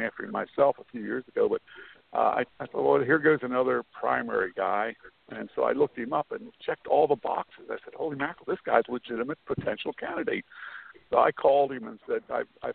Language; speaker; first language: English; native; English